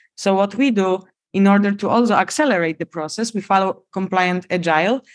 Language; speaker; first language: English; non-native, fluent; Polish